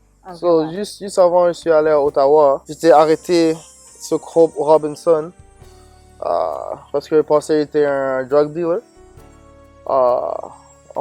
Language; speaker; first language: French; non-native, local second language; English